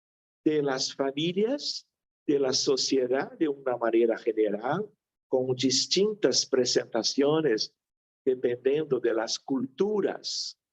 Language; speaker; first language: Spanish; non-native, fluent; Portuguese